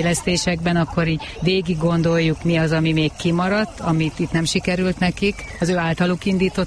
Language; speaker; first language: Hungarian; native; Hungarian